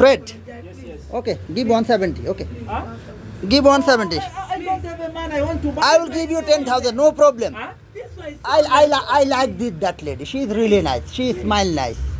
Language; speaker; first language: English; non-native, learner; Bangla